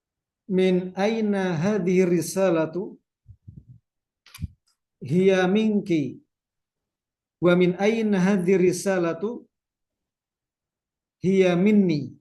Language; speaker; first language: Arabic; non-native, fluent; Indonesian